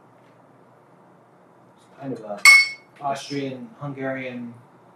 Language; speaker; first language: English; native; English